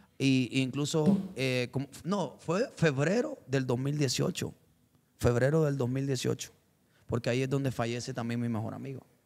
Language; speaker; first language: Spanish; native; Spanish